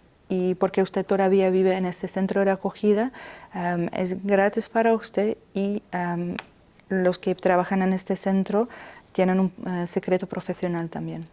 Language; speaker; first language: Spanish; non-native, fluent; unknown